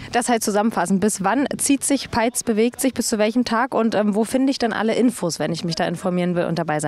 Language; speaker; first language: German; native; German